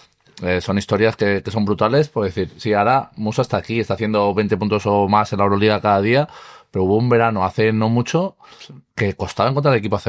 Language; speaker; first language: Spanish; native; Spanish